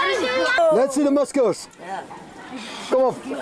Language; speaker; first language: English; non-native, learner; Dutch